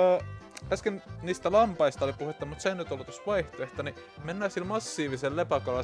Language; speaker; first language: Finnish; native; Finnish